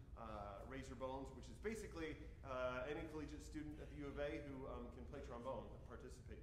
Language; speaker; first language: English; native; English